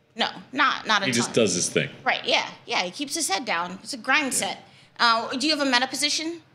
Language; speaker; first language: English; native; English